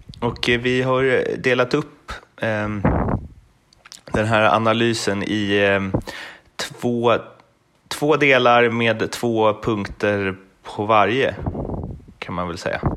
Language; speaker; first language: Swedish; native; Swedish